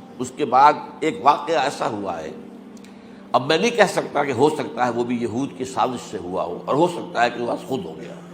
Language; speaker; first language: Urdu; native; Urdu